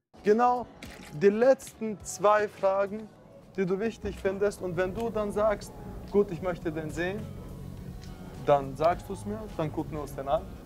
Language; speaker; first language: German; native; German